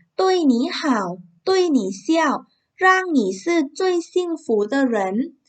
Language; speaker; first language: Chinese; non-native, fluent; Thai